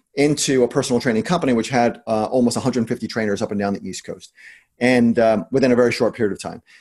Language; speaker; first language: English; native; English